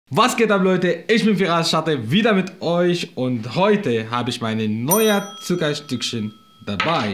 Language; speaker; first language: German; non-native, fluent; Arabic